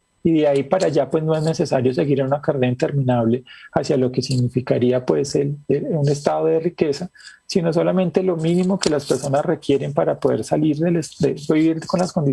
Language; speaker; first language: Spanish; native; Spanish